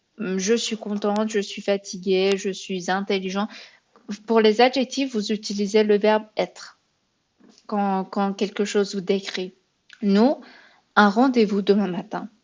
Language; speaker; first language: French; non-native, fluent; Persian